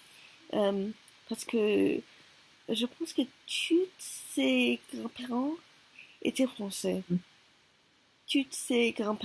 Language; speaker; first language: French; non-native, learner; Korean